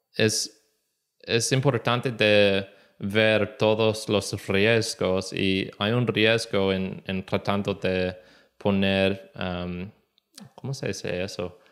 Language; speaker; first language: Spanish; non-native, learner; English